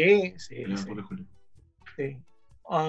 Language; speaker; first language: Spanish; early bilingual, heritage; English